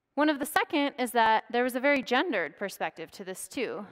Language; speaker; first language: English; native; English